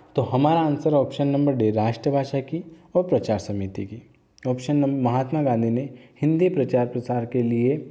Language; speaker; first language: Hindi; native; Hindi